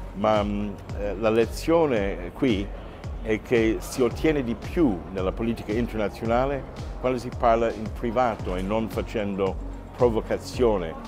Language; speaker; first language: Italian; non-native, fluent; English